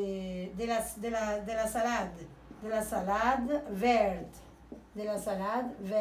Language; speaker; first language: French; non-native, fluent; Spanish